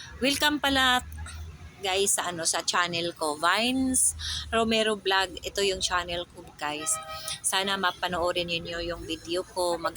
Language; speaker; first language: Filipino; non-native, local second language; Cebuano